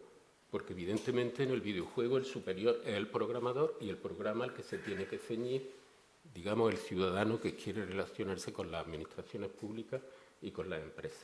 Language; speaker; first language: Spanish; native; Spanish